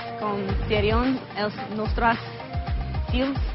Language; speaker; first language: Catalan; non-native, learner; English